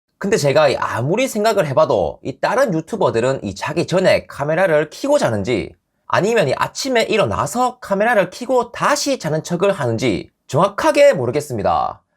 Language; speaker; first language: Korean; native; Korean